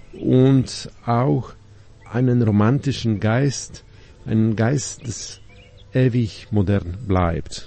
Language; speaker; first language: German; non-native, fluent; Polish